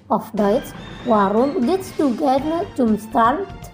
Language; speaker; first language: German; non-native, fluent; Indonesian